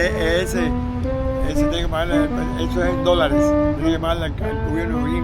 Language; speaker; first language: Spanish; native; Spanish